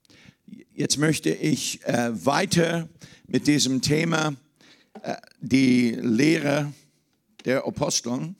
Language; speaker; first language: German; non-native, fluent; English